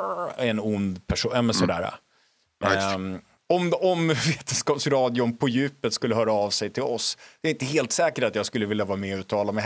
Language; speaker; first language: Swedish; native; Swedish